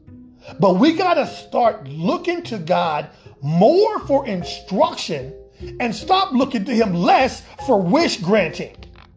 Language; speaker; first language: English; native; English